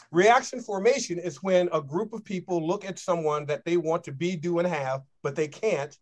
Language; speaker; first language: English; native; English